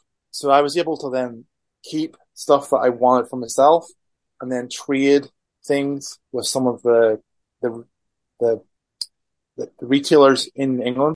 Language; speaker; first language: English; native; English